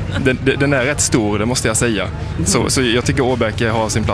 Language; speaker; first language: Swedish; native; Swedish